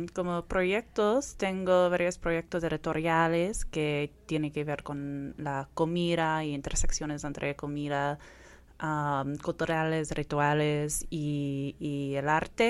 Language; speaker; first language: Spanish; non-native, fluent; English